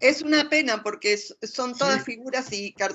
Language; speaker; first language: Spanish; native; Spanish